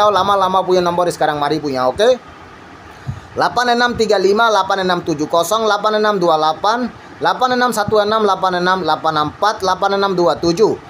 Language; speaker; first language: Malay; non-native, learner; Bangla